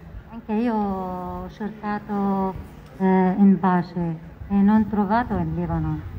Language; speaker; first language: Italian; non-native, learner; Arabic